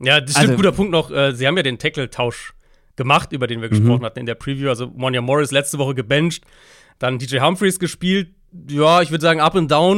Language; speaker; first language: German; native; German